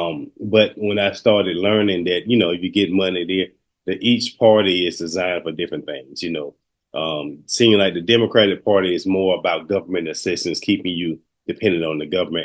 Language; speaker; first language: English; native; English